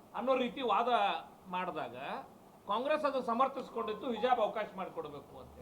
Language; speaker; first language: Kannada; native; Kannada